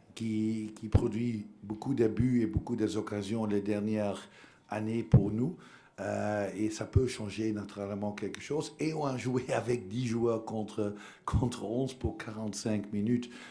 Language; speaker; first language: French; non-native, learner; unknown